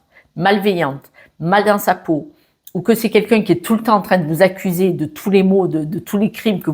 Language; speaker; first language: French; native; French